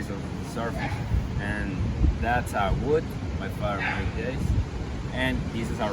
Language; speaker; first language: English; non-native, learner; Spanish